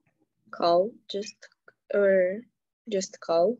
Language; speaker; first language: English; non-native, fluent; Ukrainian